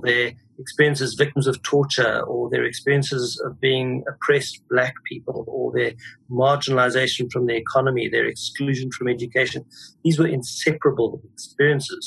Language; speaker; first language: English; native; English